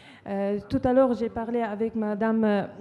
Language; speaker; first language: French; non-native, fluent; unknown